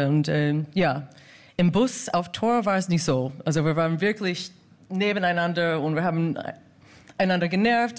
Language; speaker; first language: German; non-native, fluent; English